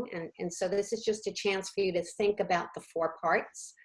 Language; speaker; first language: English; native; English